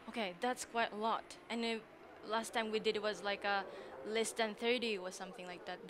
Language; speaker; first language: English; non-native, fluent; Japanese